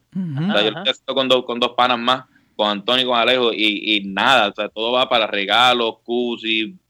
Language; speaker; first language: Spanish; native; Spanish